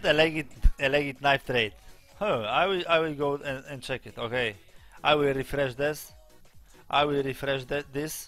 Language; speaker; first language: English; non-native, learner; Polish